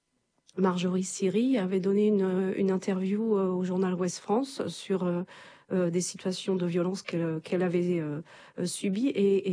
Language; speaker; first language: French; native; French